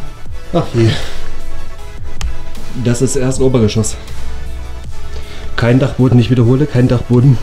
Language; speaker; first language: German; native; German